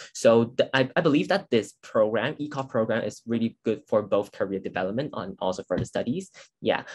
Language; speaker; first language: English; non-native, local second language; Cantonese